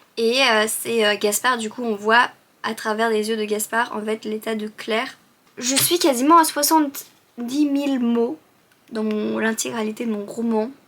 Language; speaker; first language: French; early bilingual, other home language; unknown